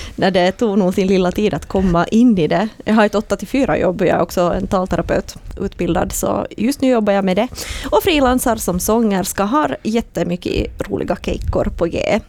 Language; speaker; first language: Swedish; native; Swedish